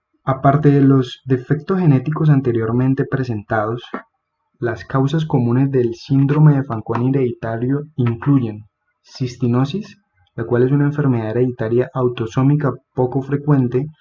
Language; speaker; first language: Spanish; native; Spanish